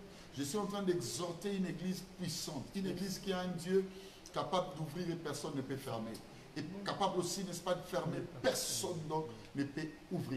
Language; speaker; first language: French; non-native, local second language; Lingala